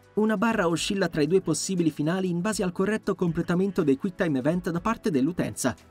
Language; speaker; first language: Italian; native; Italian